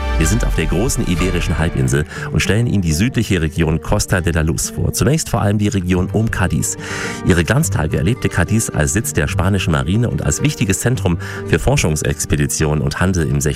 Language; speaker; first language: German; native; German